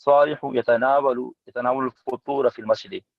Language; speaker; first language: Arabic; non-native, learner; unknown